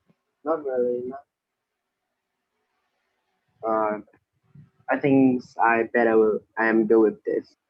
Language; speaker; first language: English; non-native, learner; Vietnamese